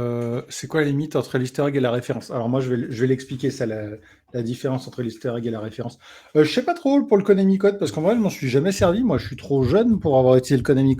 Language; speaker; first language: French; native; French